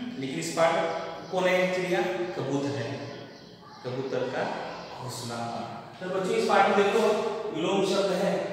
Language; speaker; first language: Hindi; non-native, local second language; Marathi